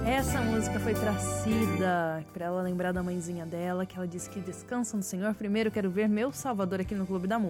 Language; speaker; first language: Portuguese; native; Portuguese